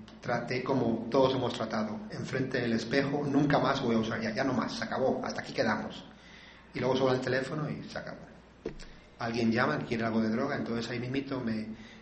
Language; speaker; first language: Spanish; native; Spanish